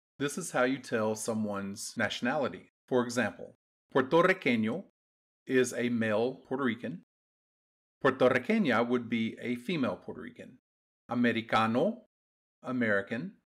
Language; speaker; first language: English; native; English